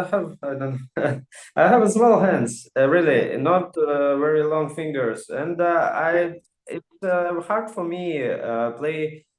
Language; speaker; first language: English; non-native, fluent; Russian